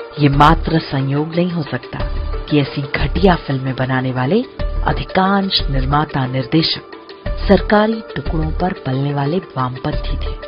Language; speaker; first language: Hindi; native; Hindi